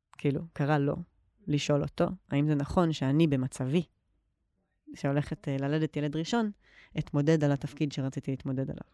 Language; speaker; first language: Hebrew; native; Hebrew